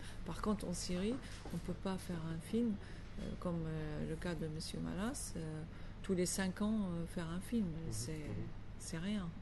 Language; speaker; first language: French; non-native, fluent; Arabic